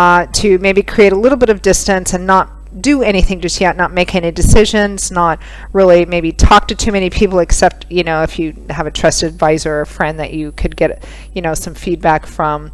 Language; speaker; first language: English; native; English